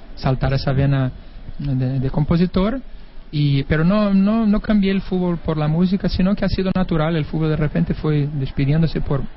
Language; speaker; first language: Spanish; non-native, fluent; Portuguese